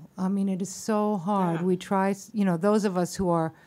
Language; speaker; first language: English; native; English